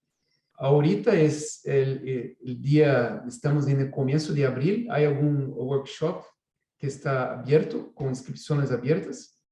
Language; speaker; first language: Spanish; non-native, fluent; Portuguese